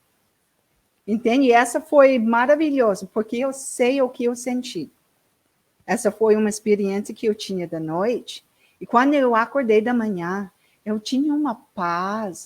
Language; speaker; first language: Portuguese; non-native, learner; English